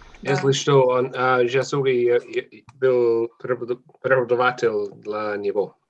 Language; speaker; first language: Russian; non-native, fluent; English